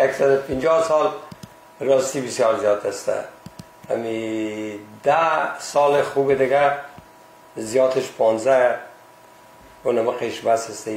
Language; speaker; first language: Persian; native; Persian